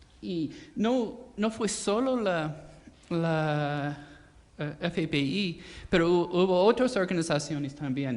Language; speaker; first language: Spanish; non-native, fluent; English